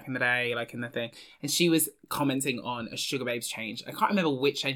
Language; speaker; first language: English; native; English